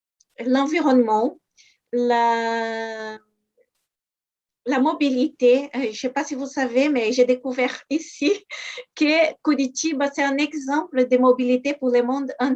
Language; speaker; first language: French; non-native, fluent; Portuguese